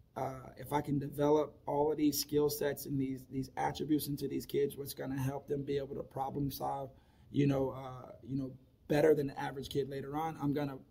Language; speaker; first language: English; native; English